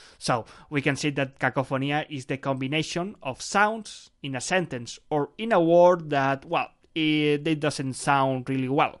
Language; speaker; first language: English; non-native, fluent; Spanish